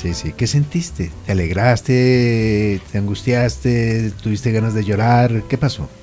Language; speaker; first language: Spanish; native; Spanish